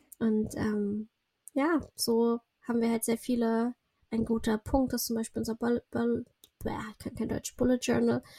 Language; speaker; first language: German; early bilingual, other home language; Russian